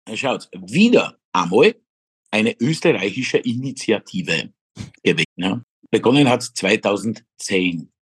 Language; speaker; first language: German; non-native, fluent; Polish